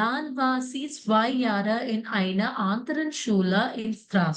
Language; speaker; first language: German; non-native, fluent; Malayalam